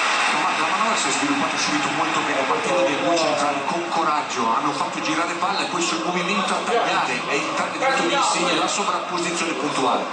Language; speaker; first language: Italian; native; Italian